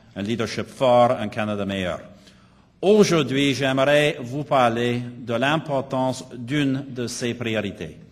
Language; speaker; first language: French; non-native, local second language; English